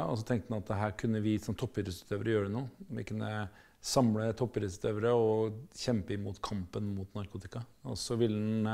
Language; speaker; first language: Norwegian; native; Norwegian